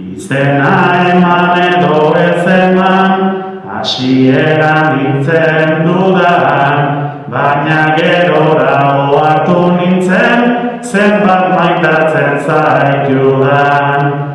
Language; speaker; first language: Basque; non-native, local second language; Spanish